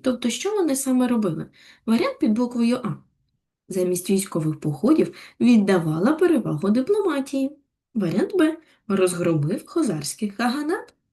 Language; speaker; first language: Ukrainian; native; Ukrainian